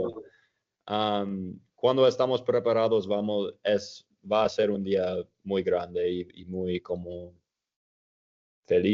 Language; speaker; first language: Spanish; non-native, fluent; English